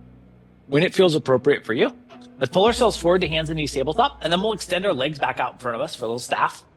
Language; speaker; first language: English; native; English